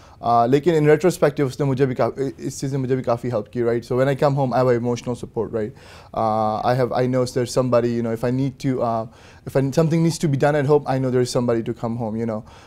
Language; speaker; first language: English; early bilingual, other home language; Hindi